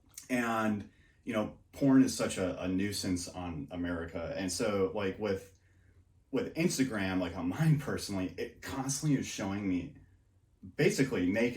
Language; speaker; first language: English; native; English